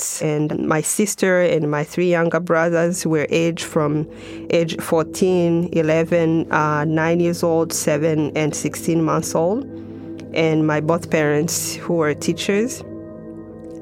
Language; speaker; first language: English; non-native, local second language; Kinyarwanda